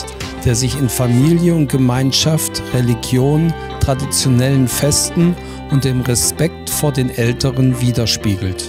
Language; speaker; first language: German; native; German